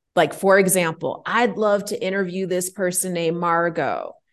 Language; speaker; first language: English; native; English